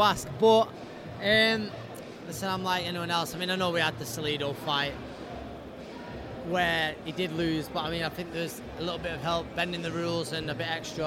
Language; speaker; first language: English; non-native, fluent; Ukrainian